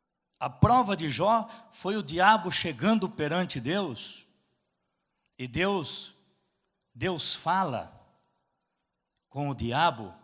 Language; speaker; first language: Portuguese; native; Portuguese